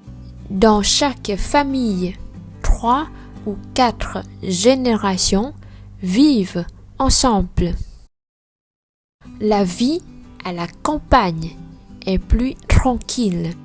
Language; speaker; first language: French; non-native, learner; Vietnamese